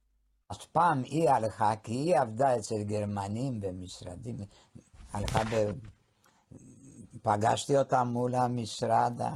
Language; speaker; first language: Hebrew; non-native, fluent; Polish